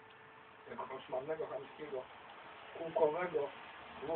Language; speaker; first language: Polish; native; Polish